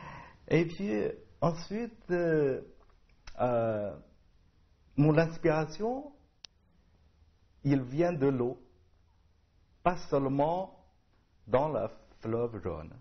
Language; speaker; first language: French; non-native, learner; Chinese